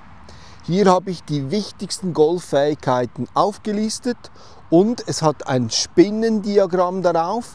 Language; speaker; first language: German; native; German